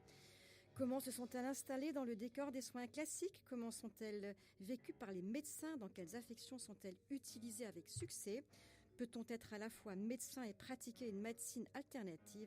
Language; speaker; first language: French; native; French